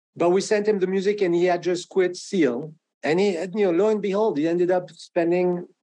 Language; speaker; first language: English; non-native, fluent; French